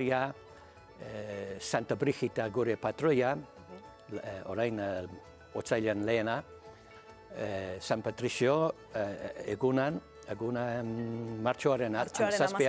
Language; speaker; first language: Basque; non-native, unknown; English